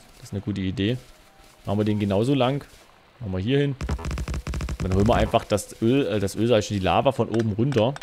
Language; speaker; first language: German; native; German